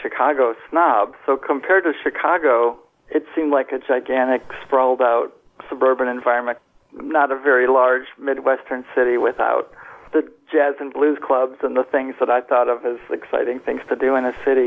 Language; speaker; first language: English; native; English